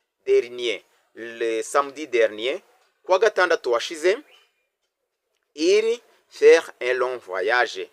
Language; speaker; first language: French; non-native, local second language; Kinyarwanda